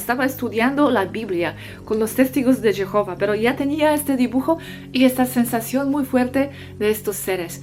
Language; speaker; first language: Spanish; non-native, fluent; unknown